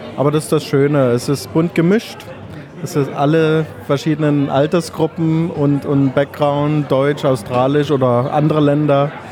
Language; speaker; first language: German; native; German